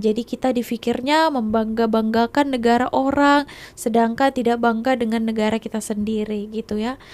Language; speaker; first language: Indonesian; native; Indonesian